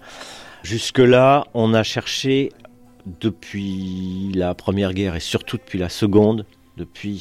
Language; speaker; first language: French; native; French